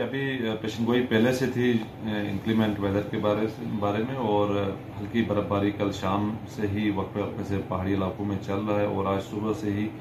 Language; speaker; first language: Hindi; non-native, local second language; Kashmiri